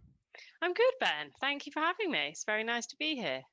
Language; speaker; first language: English; native; English